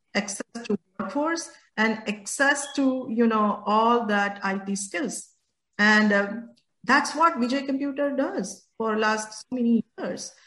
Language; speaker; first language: English; non-native, local second language; Gujarati